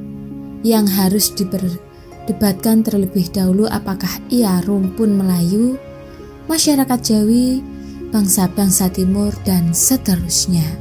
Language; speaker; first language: Indonesian; native; Indonesian